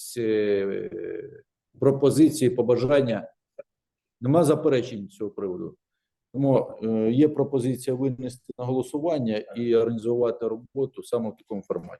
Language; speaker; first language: Ukrainian; native; Ukrainian